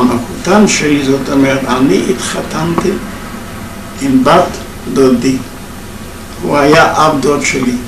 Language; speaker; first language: Hebrew; non-native, fluent; Yiddish